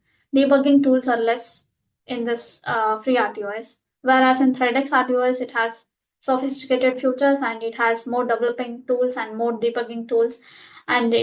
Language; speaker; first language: English; non-native, local second language; Telugu